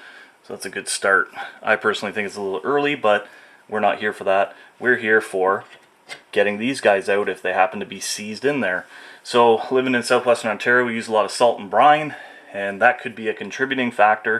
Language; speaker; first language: English; native; English